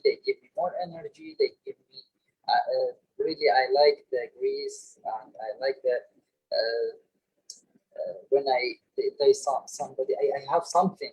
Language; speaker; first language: English; non-native, learner; Arabic